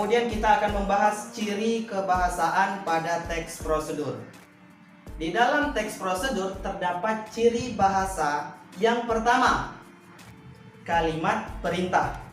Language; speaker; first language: Indonesian; native; Indonesian